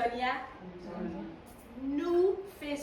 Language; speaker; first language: French; non-native, fluent; Spanish